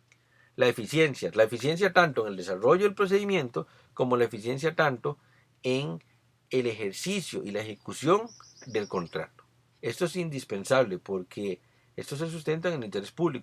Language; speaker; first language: Spanish; native; Spanish